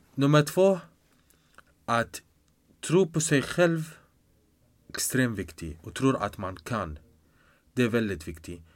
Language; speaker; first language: Swedish; non-native, fluent; Arabic